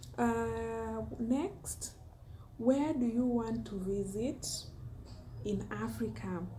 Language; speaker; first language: English; non-native, local second language; Luo (Kenya and Tanzania)